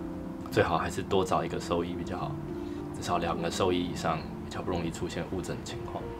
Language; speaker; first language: Chinese; native; Chinese